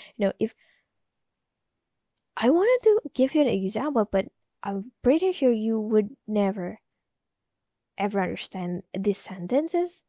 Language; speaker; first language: English; non-native, learner; Indonesian